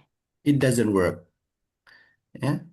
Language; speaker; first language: English; non-native, local second language; Indonesian